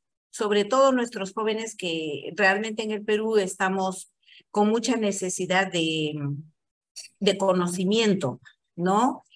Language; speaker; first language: Spanish; native; Spanish